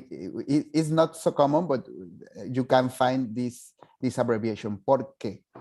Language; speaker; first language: English; non-native, fluent; Spanish